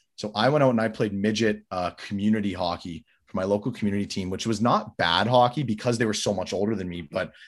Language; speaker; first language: English; native; English